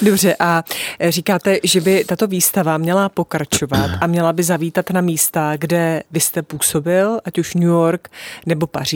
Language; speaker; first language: Czech; native; Czech